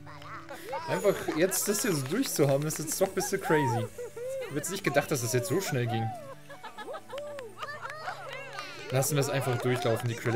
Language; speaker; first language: German; native; German